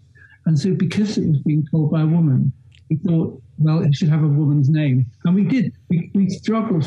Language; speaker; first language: English; native; English